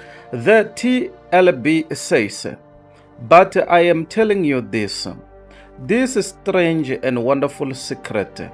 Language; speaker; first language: English; non-native, local second language; Tsonga